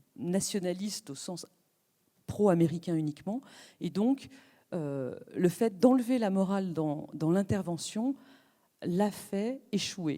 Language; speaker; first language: French; native; French